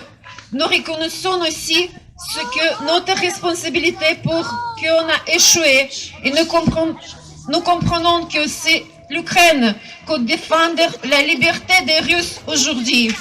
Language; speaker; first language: French; non-native, fluent; Russian